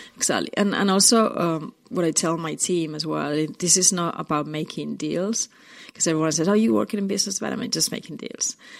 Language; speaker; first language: English; non-native, fluent; Spanish